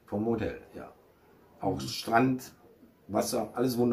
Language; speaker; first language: German; native; German